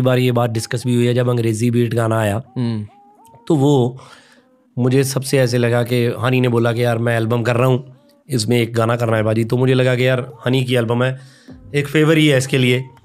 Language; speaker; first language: Hindi; non-native, local second language; Punjabi